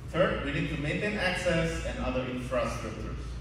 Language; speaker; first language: English; non-native, fluent; Indonesian